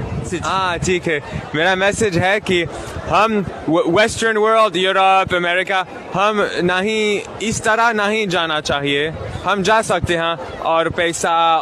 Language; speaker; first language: Hindi; non-native, learner; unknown